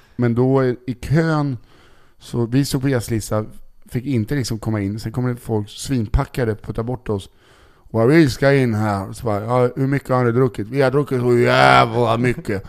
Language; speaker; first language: Swedish; native; Swedish